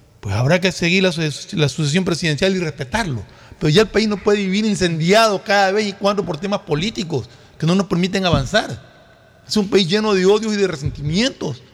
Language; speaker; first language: Spanish; native; Spanish